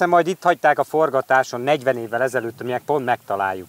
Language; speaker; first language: Hungarian; native; Hungarian